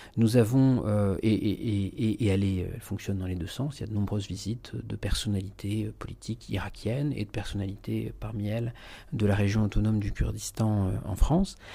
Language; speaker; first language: French; native; French